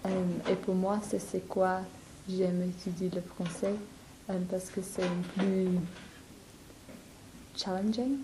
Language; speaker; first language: French; non-native, learner; English